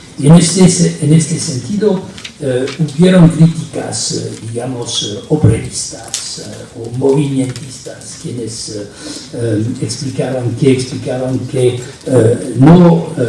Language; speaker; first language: Spanish; non-native, fluent; French